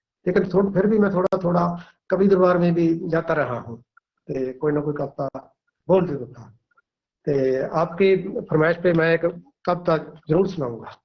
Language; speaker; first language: Hindi; non-native, local second language; Punjabi